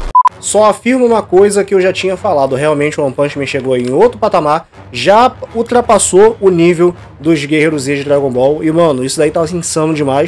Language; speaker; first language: Portuguese; native; Portuguese